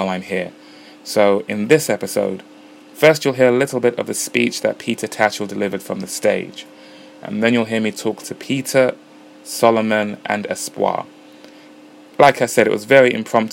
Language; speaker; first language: English; non-native, local second language; Ganda